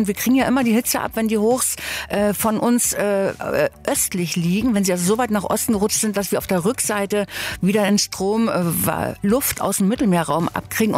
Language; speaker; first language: German; native; German